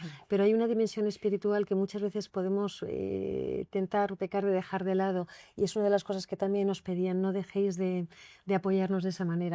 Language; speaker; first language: Spanish; native; Spanish